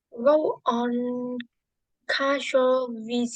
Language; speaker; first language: English; non-native, learner; Vietnamese